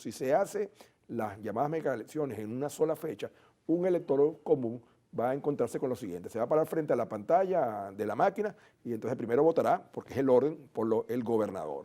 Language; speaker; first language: Spanish; native; Spanish